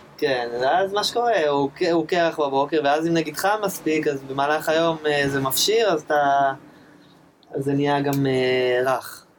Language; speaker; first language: Hebrew; native; Hebrew